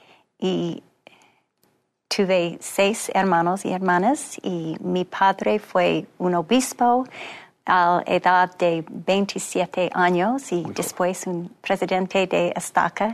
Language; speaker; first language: Spanish; non-native, fluent; English